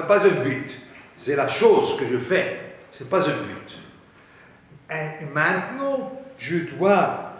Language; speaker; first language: French; non-native, learner; Hebrew